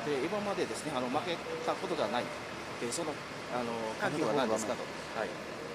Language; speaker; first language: Japanese; non-native, learner; Indonesian